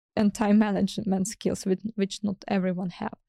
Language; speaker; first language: English; non-native, fluent; Ukrainian